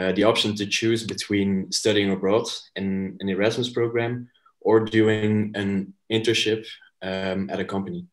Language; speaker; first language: English; non-native, fluent; Dutch